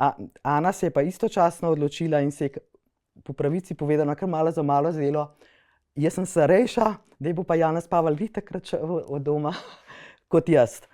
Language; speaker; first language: Slovenian; native; Slovenian